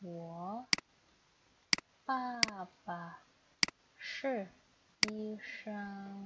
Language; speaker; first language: Chinese; non-native, fluent; Indonesian